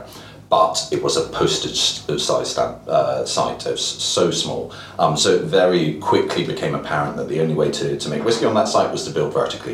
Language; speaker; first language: English; native; English